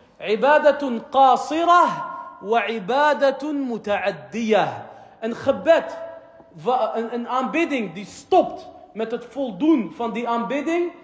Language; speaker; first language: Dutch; early bilingual, other home language; Arabic